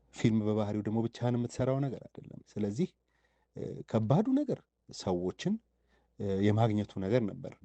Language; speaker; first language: Amharic; native; Amharic